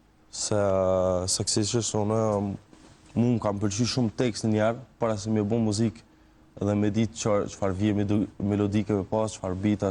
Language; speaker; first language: Albanian; early bilingual, heritage; Albanian